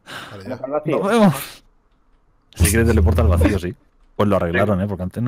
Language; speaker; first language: Spanish; native; Spanish